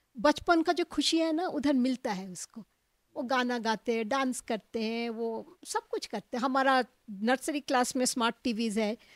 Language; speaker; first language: Hindi; non-native, local second language; Bangla